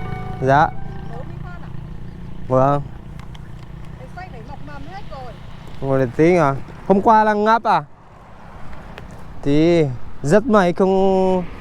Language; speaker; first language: Vietnamese; non-native, learner; Filipino